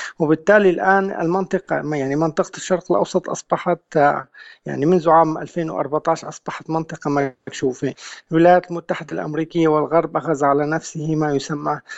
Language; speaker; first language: Arabic; native; Arabic